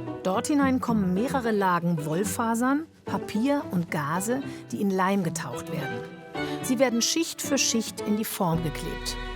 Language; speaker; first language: German; native; German